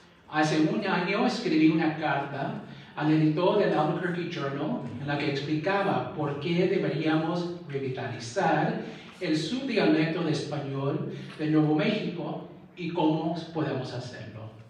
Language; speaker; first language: Spanish; early bilingual, heritage; Spanish